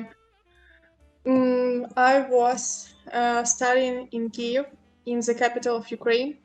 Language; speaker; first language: English; non-native, local second language; Ukrainian